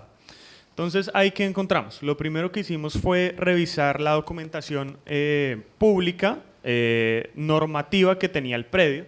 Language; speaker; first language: Spanish; native; Spanish